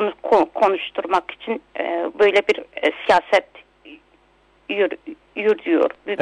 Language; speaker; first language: Turkish; non-native, local second language; Uyghur